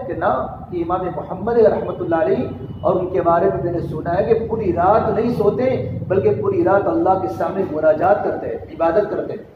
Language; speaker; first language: Urdu; non-native, local second language; Gujarati